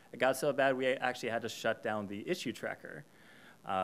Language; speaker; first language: English; native; English